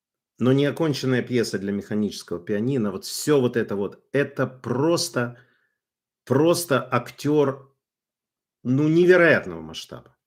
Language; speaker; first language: Russian; native; Russian